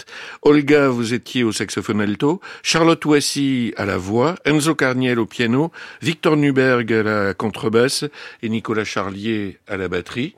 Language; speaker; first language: French; native; French